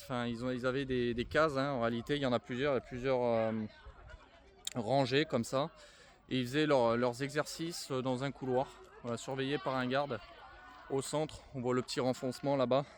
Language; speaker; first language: French; native; French